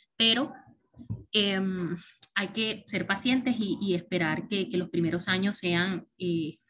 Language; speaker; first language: Spanish; native; Spanish